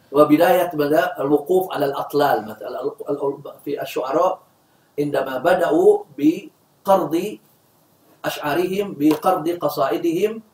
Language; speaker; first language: Arabic; non-native, fluent; Indonesian